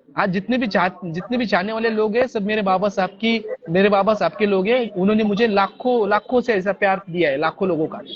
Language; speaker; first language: Hindi; non-native, local second language; Marathi